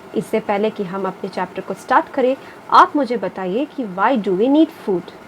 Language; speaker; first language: Hindi; non-native, local second language; Bangla